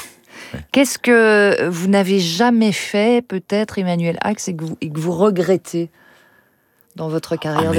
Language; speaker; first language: French; native; French